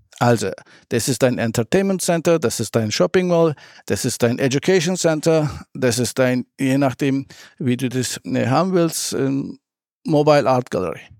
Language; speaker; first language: German; early bilingual, other home language; Turkish